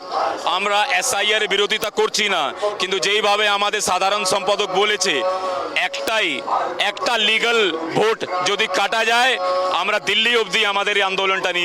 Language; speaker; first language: Bangla; non-native, local second language; Punjabi